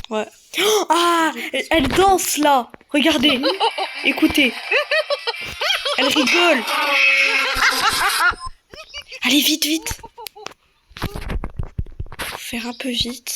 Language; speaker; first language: French; native; French